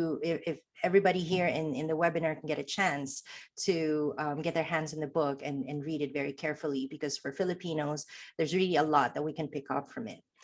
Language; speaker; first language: English; non-native, local second language; Filipino